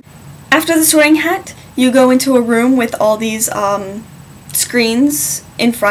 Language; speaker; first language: English; native; English